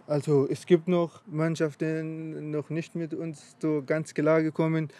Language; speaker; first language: German; non-native, fluent; Persian